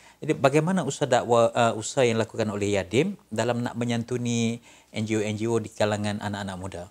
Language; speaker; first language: Malay; native; Malay